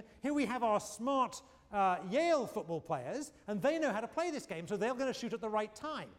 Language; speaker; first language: English; native; English